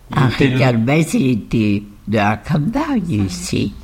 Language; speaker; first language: French; non-native, fluent; Spanish